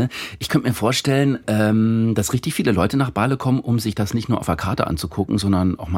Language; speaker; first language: German; native; German